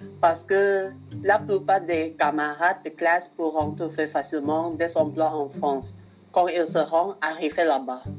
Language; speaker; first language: French; non-native, learner; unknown